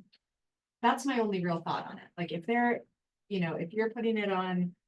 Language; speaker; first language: English; native; English